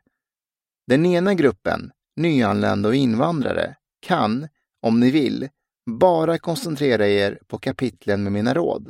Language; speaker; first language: Swedish; early bilingual, other home language; Persian